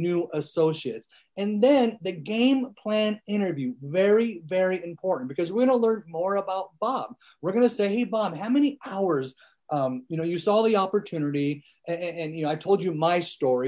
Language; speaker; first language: English; early bilingual, other home language; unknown